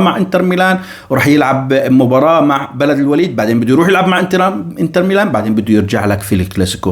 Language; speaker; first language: Arabic; native; Arabic